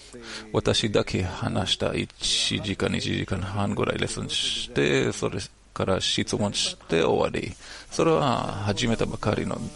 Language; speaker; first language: Japanese; non-native, learner; Hebrew